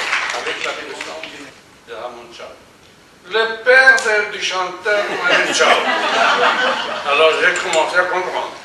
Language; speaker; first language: French; non-native, fluent; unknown